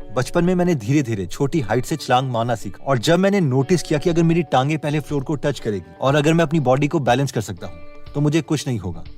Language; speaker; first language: Hindi; native; Hindi